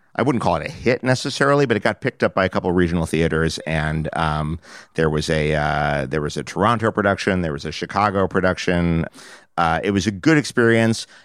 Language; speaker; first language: English; native; English